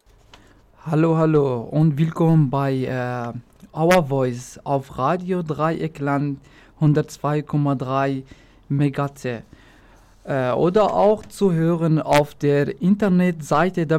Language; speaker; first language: German; non-native, local second language; Arabic